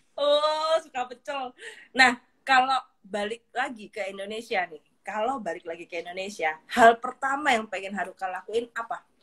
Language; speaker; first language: Indonesian; native; Indonesian